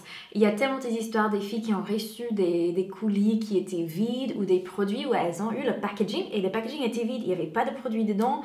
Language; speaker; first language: French; non-native, fluent; English